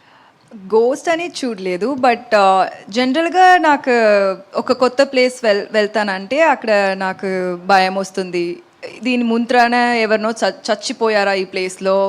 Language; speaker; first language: Telugu; non-native, learner; Tamil